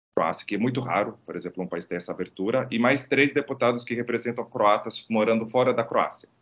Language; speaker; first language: Portuguese; non-native, fluent; Croatian